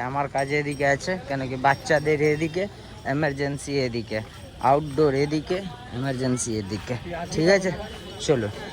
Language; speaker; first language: Bangla; non-native, learner; Hindi